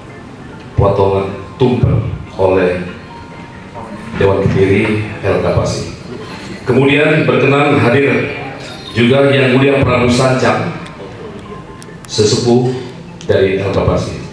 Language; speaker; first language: Indonesian; native; Indonesian